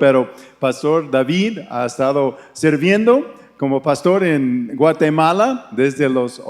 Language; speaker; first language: Spanish; non-native, fluent; English